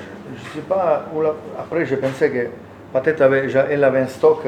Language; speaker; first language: French; non-native, learner; Italian